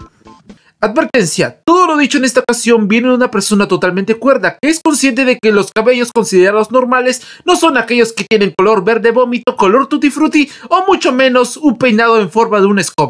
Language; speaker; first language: Spanish; native; Spanish